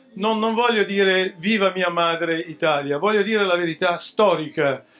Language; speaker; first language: Italian; native; Italian